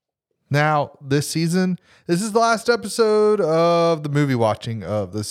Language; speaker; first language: English; native; English